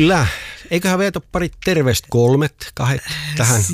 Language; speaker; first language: Finnish; native; Finnish